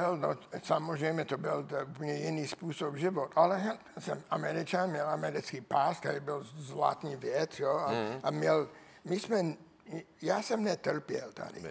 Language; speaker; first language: Czech; non-native, learner; English